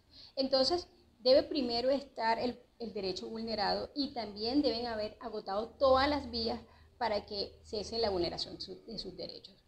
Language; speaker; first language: Spanish; native; Spanish